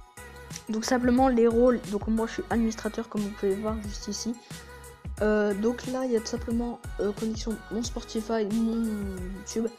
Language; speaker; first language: French; native; French